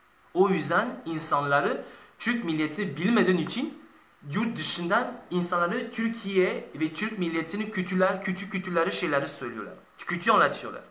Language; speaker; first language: Turkish; non-native, learner; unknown